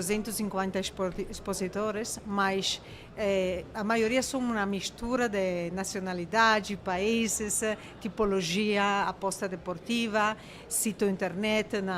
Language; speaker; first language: Portuguese; non-native, fluent; Italian